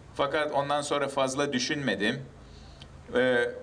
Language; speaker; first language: Turkish; early bilingual, heritage; English